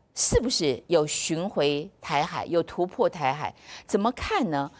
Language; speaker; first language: Chinese; native; Chinese